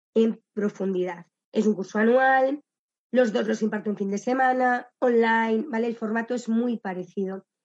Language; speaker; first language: Spanish; native; Spanish